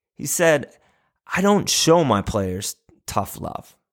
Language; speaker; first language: English; native; English